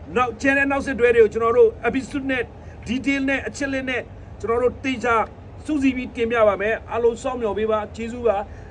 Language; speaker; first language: Burmese; non-native, local second language; Nepali